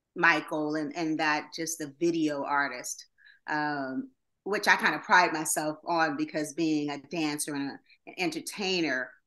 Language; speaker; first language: English; native; English